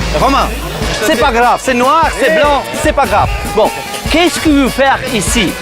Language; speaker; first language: French; non-native, learner; Ukrainian